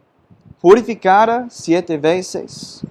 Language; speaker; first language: Spanish; non-native, fluent; English